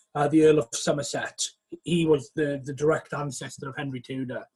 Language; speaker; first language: English; native; English